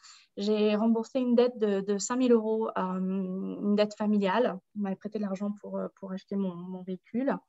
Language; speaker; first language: French; native; French